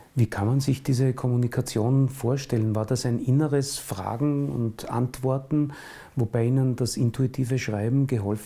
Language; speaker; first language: German; native; German